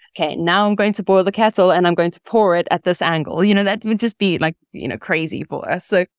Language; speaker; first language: English; early bilingual, other home language; Italian